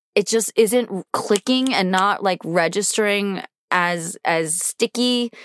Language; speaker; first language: English; native; English